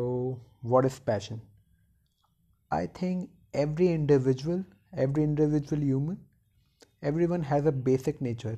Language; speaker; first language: English; non-native, local second language; Hindi